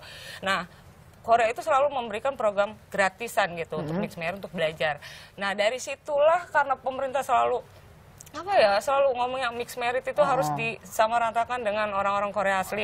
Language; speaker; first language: Indonesian; native; Indonesian